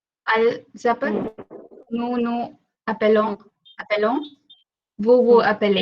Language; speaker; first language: French; non-native, learner; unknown